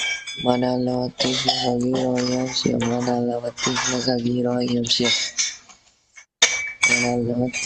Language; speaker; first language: Arabic; non-native, learner; Bangla